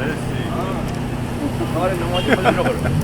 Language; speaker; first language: Persian; native; Persian